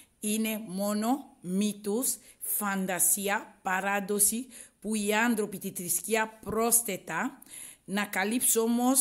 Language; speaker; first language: Greek; non-native, learner; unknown